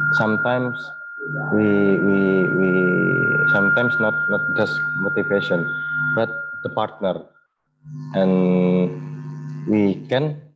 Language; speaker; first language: English; non-native, learner; Indonesian